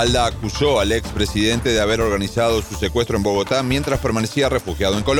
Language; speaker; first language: Spanish; native; Spanish